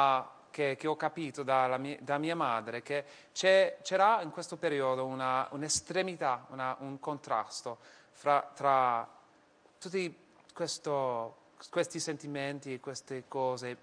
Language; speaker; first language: Italian; non-native, fluent; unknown